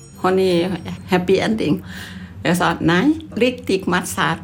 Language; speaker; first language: Swedish; non-native, learner; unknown